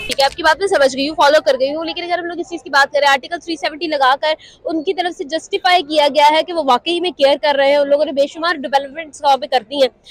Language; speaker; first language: Urdu; native; Urdu